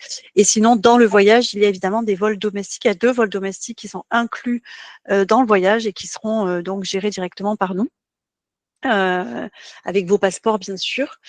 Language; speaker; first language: French; native; French